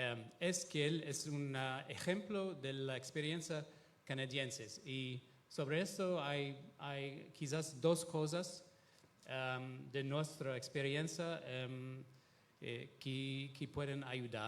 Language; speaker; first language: Spanish; non-native, fluent; Italian